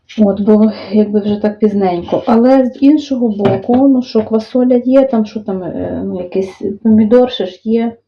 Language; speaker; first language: Ukrainian; native; Ukrainian